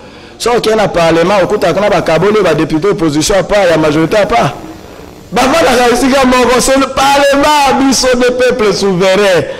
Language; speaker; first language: French; non-native, local second language; Lingala